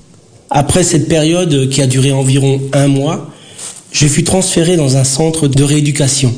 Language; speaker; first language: French; early bilingual, other home language; Portuguese